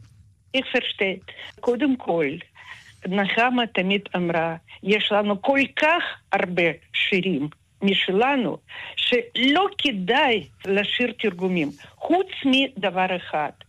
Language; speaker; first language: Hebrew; non-native, fluent; Russian